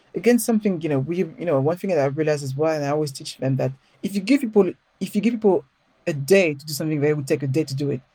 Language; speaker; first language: English; non-native, fluent; French